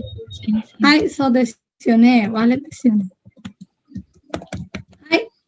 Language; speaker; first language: Japanese; non-native, fluent; Filipino